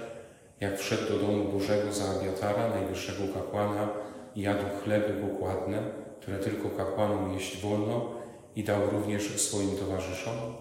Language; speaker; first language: Polish; native; Polish